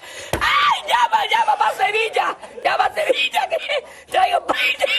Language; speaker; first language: Spanish; native; Spanish